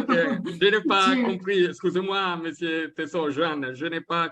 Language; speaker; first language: French; non-native, learner; Italian